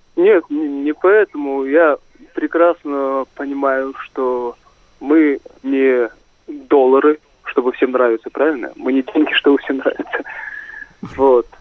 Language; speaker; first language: Russian; non-native, local second language; Kazakh